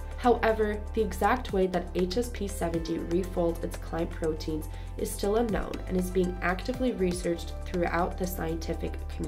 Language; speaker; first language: English; native; English